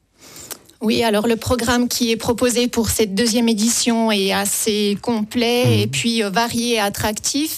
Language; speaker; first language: French; native; French